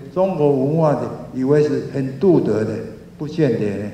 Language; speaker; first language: Chinese; non-native, local second language; Min Nan Chinese